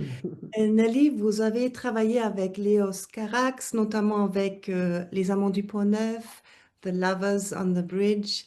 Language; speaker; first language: French; non-native, fluent; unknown